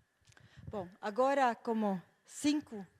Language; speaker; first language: Portuguese; non-native, fluent; German